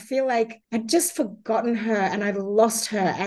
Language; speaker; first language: English; native; English